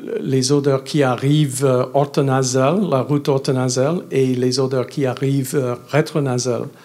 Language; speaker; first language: French; non-native, learner; English